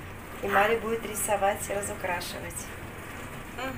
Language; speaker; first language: Russian; native; Russian